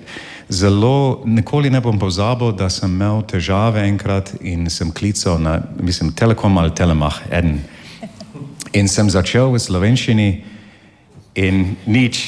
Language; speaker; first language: Slovenian; non-native, learner; English